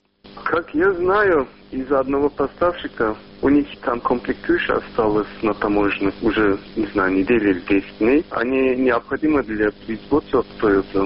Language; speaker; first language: Russian; non-native, local second language; Turkish